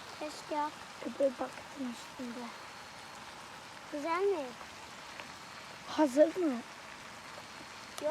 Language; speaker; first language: Turkish; early bilingual, heritage; Turkish